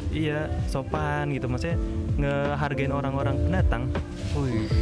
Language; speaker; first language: Indonesian; native; Indonesian